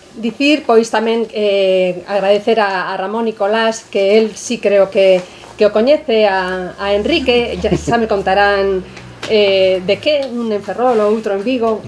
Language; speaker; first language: Galician; non-native, local second language; Spanish